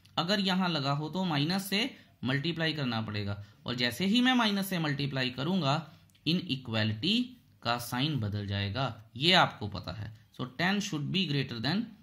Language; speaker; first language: Hindi; native; Hindi